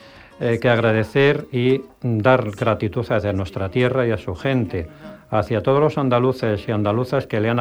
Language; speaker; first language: Spanish; native; Spanish